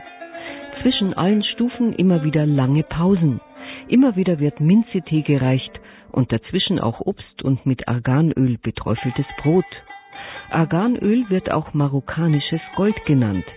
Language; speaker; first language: German; native; German